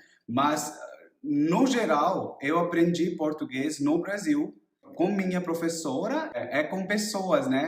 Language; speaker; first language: Portuguese; non-native, learner; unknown